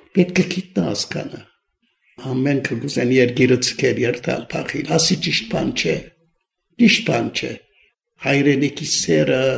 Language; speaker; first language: Armenian; early bilingual, heritage; Armenian